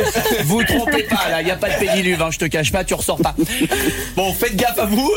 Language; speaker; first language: French; native; French